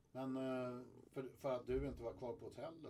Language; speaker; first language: Swedish; native; Swedish